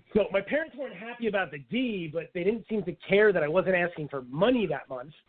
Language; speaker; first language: English; native; English